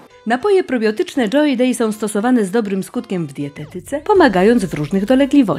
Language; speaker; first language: Polish; native; Polish